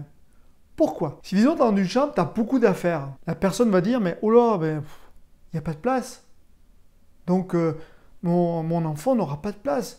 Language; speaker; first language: French; native; French